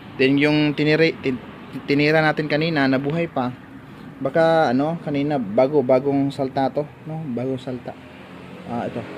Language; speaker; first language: Filipino; native; Filipino